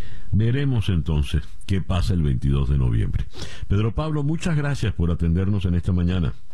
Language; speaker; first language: Spanish; native; Spanish